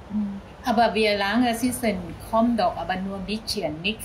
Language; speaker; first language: German; non-native, learner; Thai